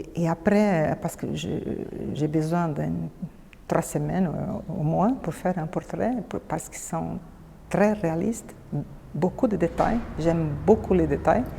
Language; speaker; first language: French; non-native, fluent; Portuguese